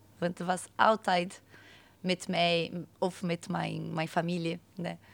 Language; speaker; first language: Dutch; non-native, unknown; Portuguese